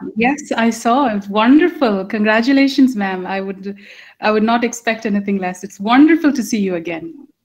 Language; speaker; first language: English; non-native, local second language; Hindi